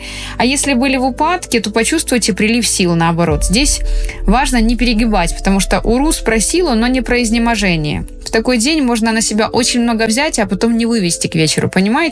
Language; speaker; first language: Russian; native; Russian